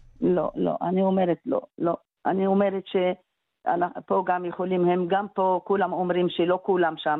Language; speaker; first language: Hebrew; non-native, local second language; Arabic